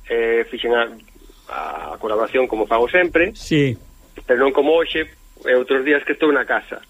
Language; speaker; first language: Galician; native; Galician